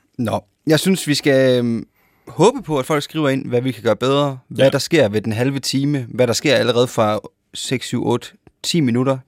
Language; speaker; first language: Danish; native; Danish